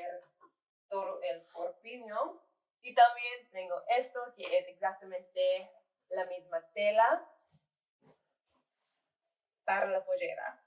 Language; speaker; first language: Spanish; non-native, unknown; English